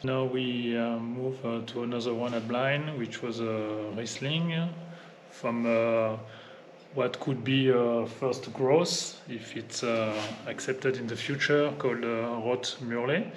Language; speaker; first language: English; non-native, fluent; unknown